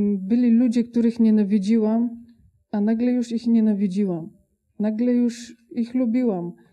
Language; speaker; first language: Polish; non-native, fluent; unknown